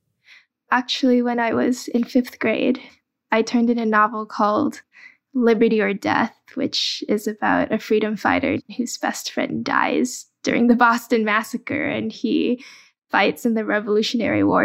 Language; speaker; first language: English; early bilingual, other home language; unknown